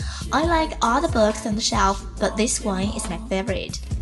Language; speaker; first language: English; non-native, fluent; Chinese